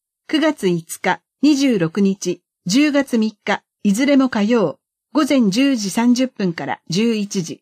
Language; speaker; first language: Japanese; native; Japanese